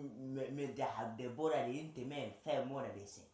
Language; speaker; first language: Swedish; early bilingual, other home language; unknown